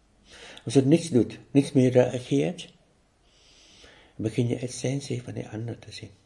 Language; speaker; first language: Dutch; non-native, fluent; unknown